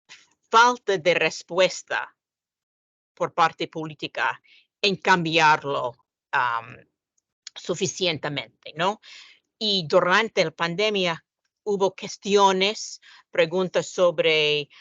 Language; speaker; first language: Spanish; non-native, fluent; English